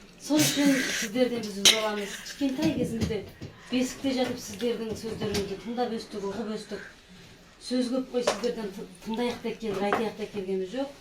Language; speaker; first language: Kazakh; native; Kazakh